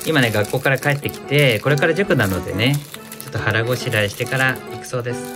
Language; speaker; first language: Japanese; native; Japanese